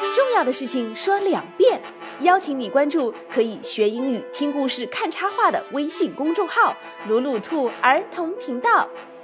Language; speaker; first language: Chinese; native; Chinese